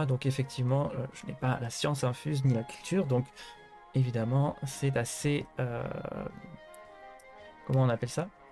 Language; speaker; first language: French; native; French